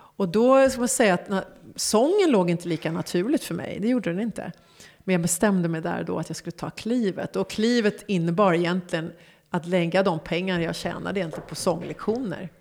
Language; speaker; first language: Swedish; early bilingual, other home language; Persian